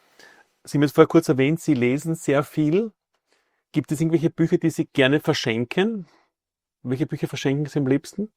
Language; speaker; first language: German; native; German